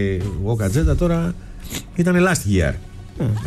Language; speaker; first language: Greek; native; Greek